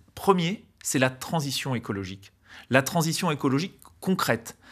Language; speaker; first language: French; native; French